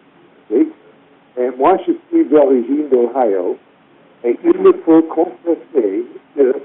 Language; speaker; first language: French; non-native, fluent; English